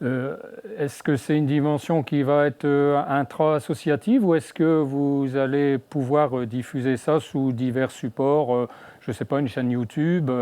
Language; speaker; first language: French; native; French